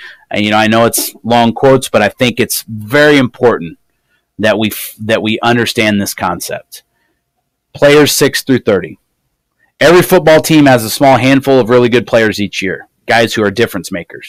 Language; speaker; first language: English; native; English